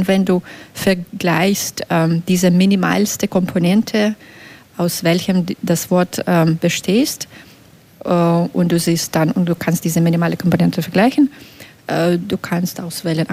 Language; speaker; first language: German; non-native, fluent; Belarusian